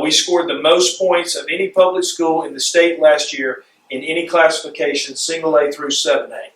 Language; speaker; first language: English; native; English